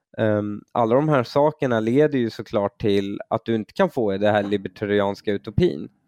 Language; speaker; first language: Swedish; early bilingual, other home language; Persian